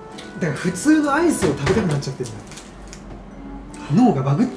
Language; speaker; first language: Japanese; native; Japanese